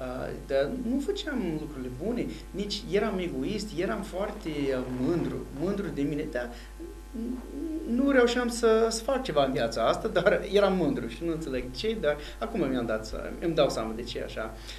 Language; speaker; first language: Romanian; non-native, fluent; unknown